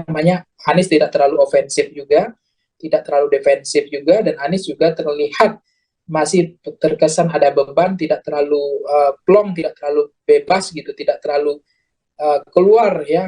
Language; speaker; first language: Indonesian; native; Indonesian